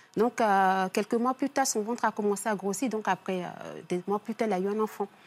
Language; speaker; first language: French; early bilingual, other home language; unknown